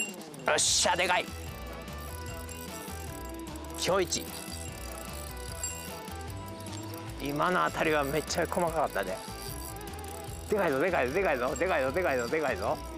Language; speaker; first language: Japanese; native; Japanese